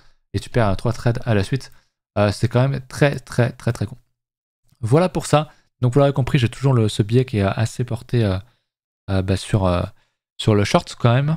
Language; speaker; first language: French; native; French